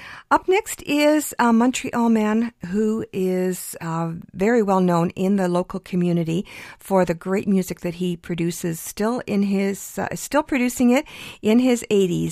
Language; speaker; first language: English; early bilingual, other home language; Ukrainian